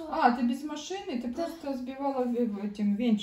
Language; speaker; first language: Russian; native; Russian